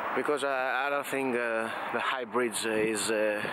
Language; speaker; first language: English; non-native, fluent; Greek